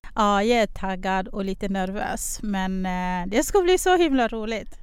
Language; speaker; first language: Swedish; non-native, fluent; French